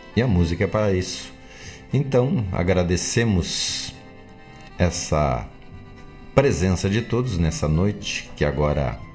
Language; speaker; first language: Portuguese; native; Portuguese